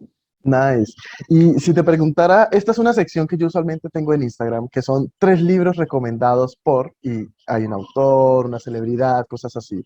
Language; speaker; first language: Spanish; native; Spanish